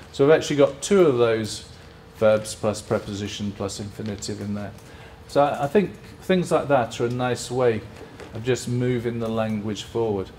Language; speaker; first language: English; native; English